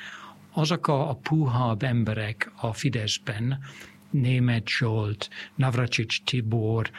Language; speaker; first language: Hungarian; non-native, fluent; English